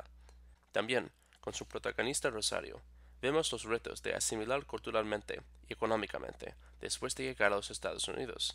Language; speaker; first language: Spanish; non-native, fluent; English